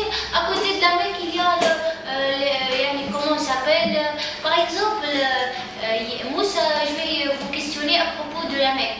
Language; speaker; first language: French; non-native, local second language; Arabic